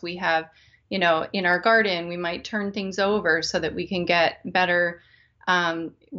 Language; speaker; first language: English; native; English